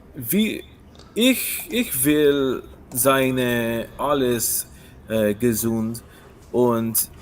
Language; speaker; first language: German; non-native, learner; English